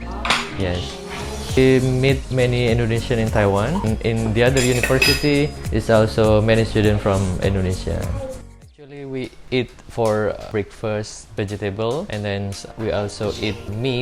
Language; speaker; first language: English; non-native, learner; Indonesian